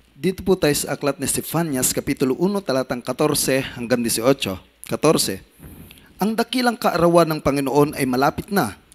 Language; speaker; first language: Filipino; native; Filipino